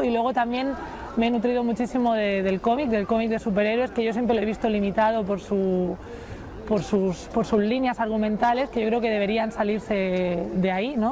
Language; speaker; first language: Spanish; native; Spanish